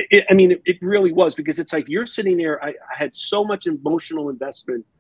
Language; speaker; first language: English; native; English